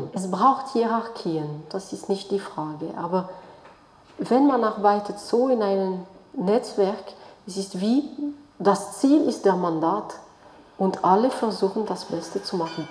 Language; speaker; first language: German; non-native, fluent; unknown